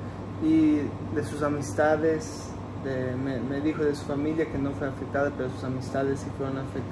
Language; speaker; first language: Spanish; early bilingual, heritage; Spanish